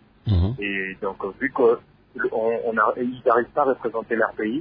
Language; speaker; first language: French; non-native, local second language; Lingala